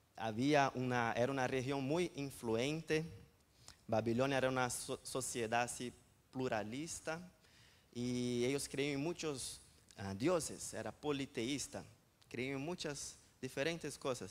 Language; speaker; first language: Spanish; non-native, fluent; Portuguese